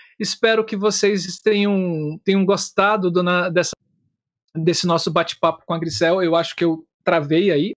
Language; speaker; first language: Portuguese; native; Portuguese